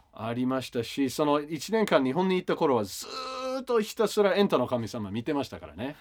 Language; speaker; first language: Japanese; non-native, fluent; English